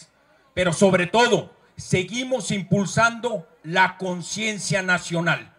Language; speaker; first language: Spanish; native; Spanish